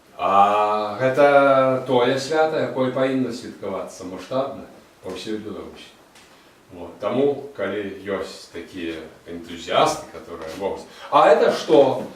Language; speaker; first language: Belarusian; native; Belarusian